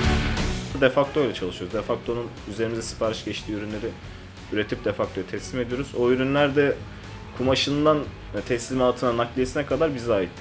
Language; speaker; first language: Turkish; native; Turkish